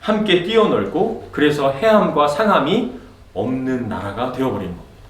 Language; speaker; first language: Korean; native; Korean